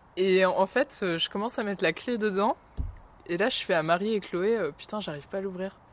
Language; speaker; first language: French; native; French